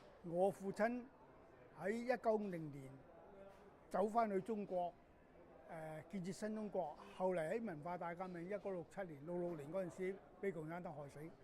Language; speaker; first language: Cantonese; native; Cantonese